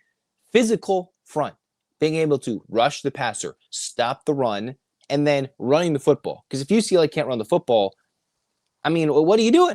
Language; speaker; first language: English; native; English